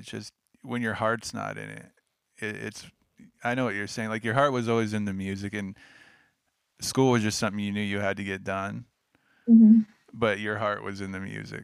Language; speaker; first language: English; native; English